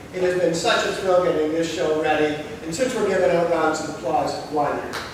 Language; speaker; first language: English; native; English